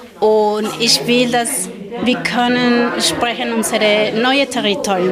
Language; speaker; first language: German; non-native, learner; Spanish